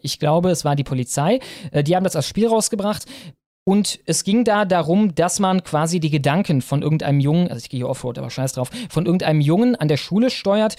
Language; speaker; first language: German; native; German